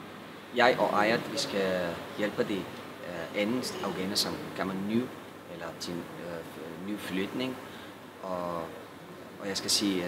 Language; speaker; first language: Danish; non-native, learner; Persian